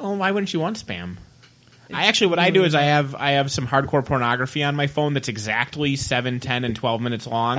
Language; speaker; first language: English; native; English